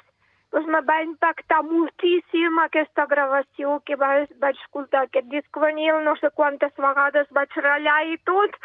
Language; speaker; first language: Catalan; non-native, fluent; Russian